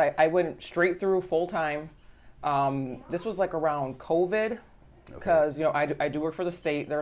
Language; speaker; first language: English; native; English